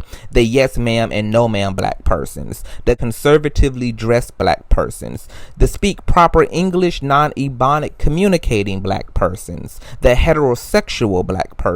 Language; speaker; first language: English; native; English